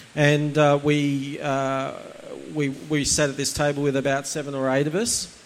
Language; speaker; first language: English; native; English